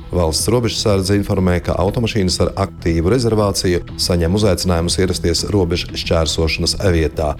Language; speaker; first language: Latvian; native; Latvian